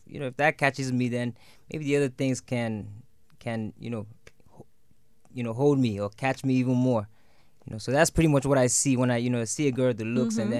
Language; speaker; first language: English; non-native, local second language; Yoruba